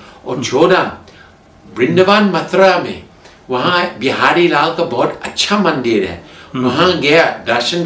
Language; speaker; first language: Hindi; non-native, fluent; English